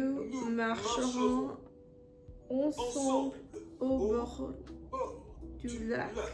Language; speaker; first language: French; non-native, fluent; English